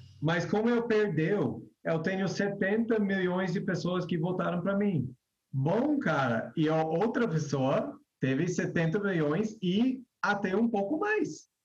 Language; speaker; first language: Portuguese; non-native, fluent; English